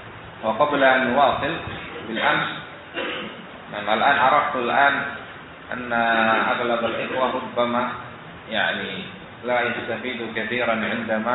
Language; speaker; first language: Arabic; non-native, fluent; Indonesian